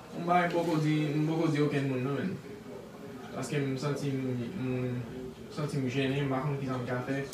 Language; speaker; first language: Haitian Creole; non-native, learner; English